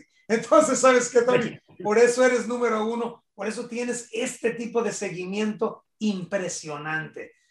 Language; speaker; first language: Spanish; early bilingual, heritage; Spanish